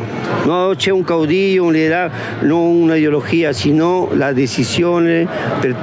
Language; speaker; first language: Italian; non-native, learner; Spanish